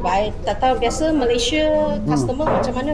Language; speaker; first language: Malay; non-native, local second language; Chinese